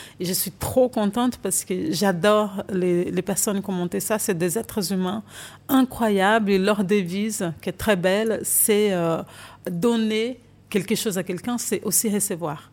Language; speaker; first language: French; non-native, fluent; Portuguese